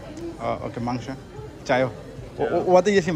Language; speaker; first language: Chinese; non-native, learner; Bangla